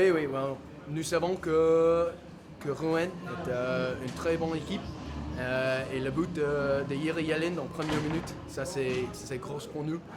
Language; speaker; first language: French; non-native, fluent; English